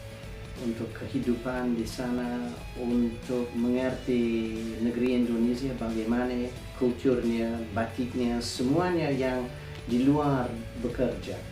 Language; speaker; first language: Indonesian; non-native, fluent; English